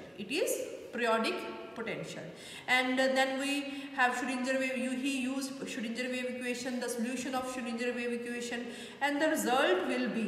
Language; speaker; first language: English; non-native, local second language; Hindi